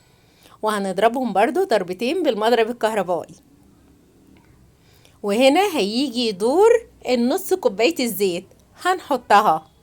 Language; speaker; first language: Arabic; native; Arabic